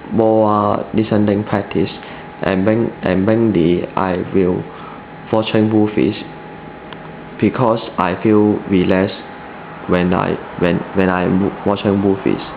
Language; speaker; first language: English; non-native, learner; Cantonese